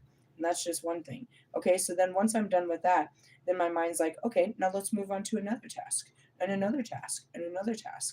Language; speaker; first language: English; native; English